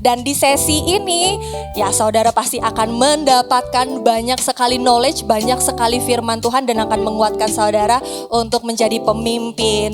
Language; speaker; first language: Indonesian; native; Indonesian